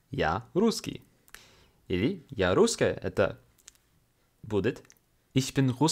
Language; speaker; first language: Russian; non-native, fluent; English